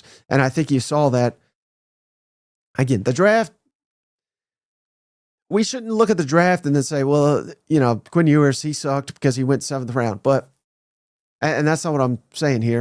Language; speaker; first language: English; native; English